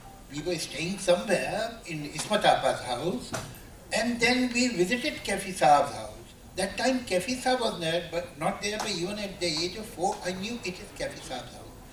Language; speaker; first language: English; non-native, local second language; Urdu